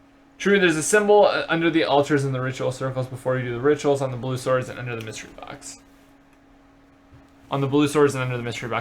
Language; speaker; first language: English; native; English